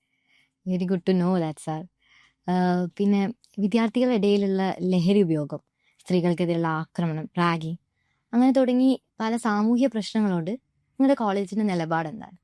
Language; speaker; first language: Malayalam; native; Malayalam